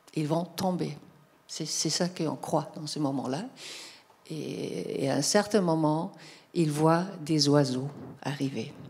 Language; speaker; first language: French; non-native, fluent; German